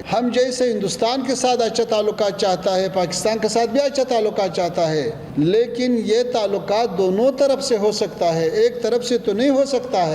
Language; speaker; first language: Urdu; non-native, fluent; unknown